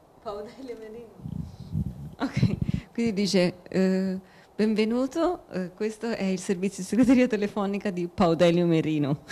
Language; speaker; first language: Italian; native; Italian